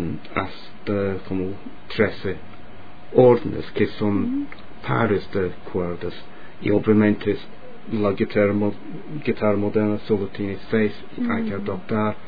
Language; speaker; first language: Spanish; non-native, fluent; English